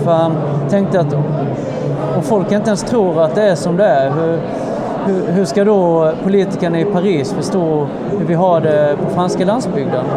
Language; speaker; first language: Swedish; native; Swedish